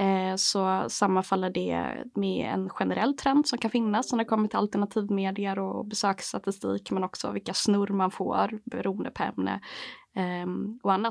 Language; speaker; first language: Swedish; native; Swedish